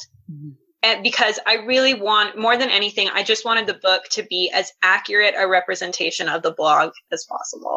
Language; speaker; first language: English; native; English